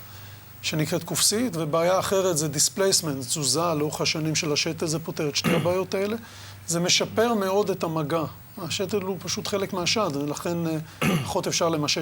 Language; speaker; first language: Hebrew; native; Hebrew